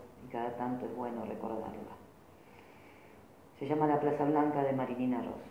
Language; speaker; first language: Spanish; native; Spanish